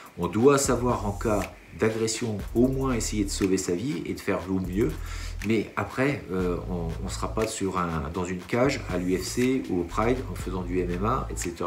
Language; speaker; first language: French; native; French